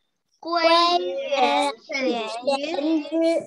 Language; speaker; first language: Chinese; early bilingual, heritage; Chinese